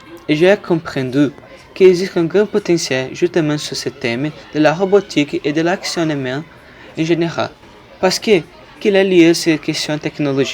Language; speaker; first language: French; non-native, learner; Portuguese